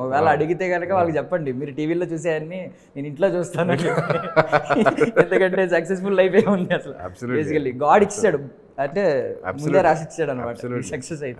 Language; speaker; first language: Telugu; native; Telugu